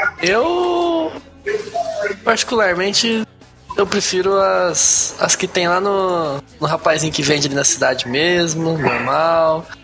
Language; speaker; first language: Portuguese; native; Portuguese